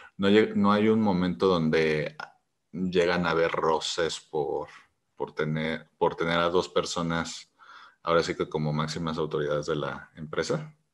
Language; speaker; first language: Spanish; native; Spanish